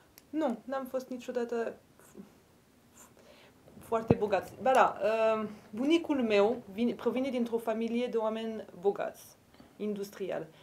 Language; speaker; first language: Romanian; non-native, fluent; French